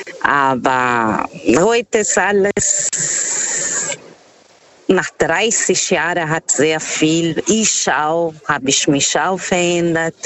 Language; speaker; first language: German; non-native, fluent; Portuguese